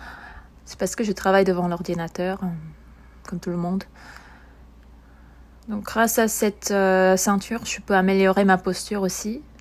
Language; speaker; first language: French; non-native, fluent; Korean